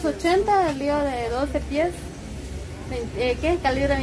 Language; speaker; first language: Spanish; native; Spanish